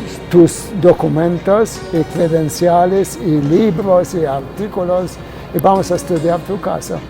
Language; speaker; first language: Spanish; non-native, fluent; Arabic